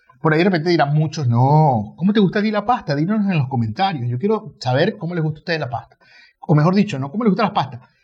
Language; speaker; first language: Spanish; native; Spanish